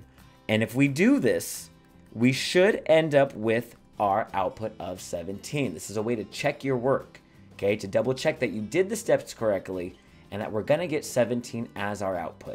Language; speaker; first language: English; native; English